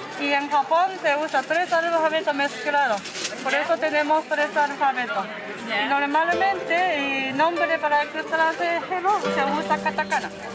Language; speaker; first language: Spanish; non-native, learner; Japanese